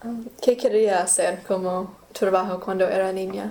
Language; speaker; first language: Spanish; non-native, learner; English